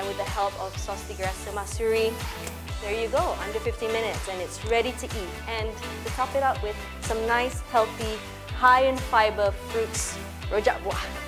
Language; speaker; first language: English; non-native, local second language; Malay